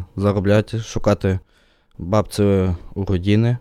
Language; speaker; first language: Polish; non-native, learner; Ukrainian